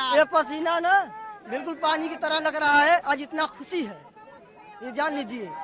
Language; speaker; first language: Hindi; native; Hindi